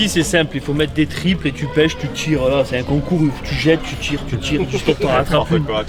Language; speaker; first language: French; native; French